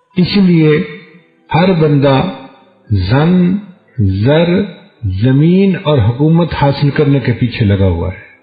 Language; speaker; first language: Urdu; non-native, local second language; Punjabi